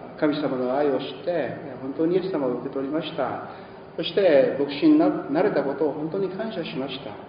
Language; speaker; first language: Japanese; native; Japanese